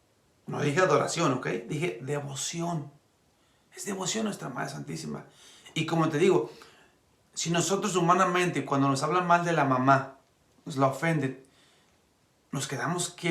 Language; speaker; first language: Spanish; native; Spanish